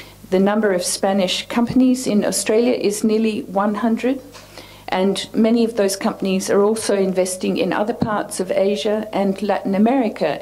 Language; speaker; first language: English; native; English